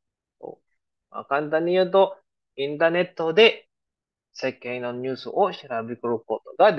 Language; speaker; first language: Japanese; non-native, fluent; Filipino